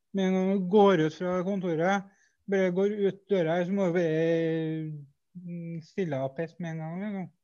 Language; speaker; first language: Norwegian; native; Norwegian